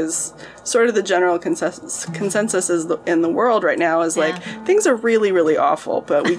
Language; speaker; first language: English; native; English